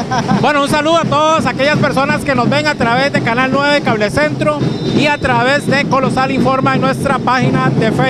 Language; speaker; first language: Spanish; native; Spanish